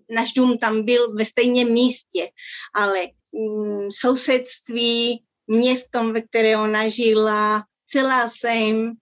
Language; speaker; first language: Czech; early bilingual, other home language; Spanish